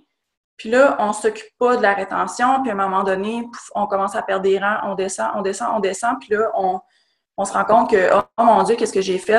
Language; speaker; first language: French; native; French